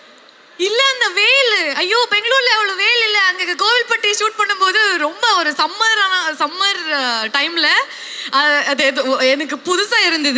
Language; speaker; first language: Tamil; non-native, local second language; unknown